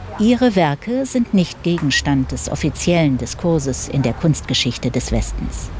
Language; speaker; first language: German; native; German